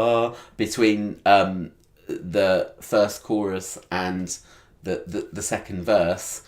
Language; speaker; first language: English; native; English